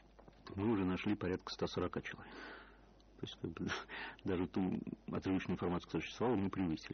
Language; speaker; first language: Russian; native; Russian